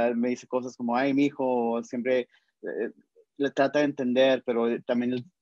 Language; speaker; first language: Spanish; early bilingual, heritage; Spanish